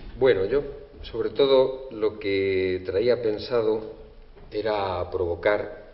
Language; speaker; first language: Spanish; native; Spanish